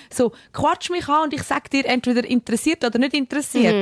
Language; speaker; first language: German; native; German